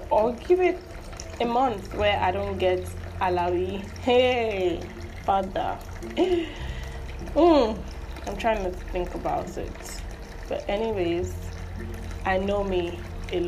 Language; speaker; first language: English; non-native, local second language; Yoruba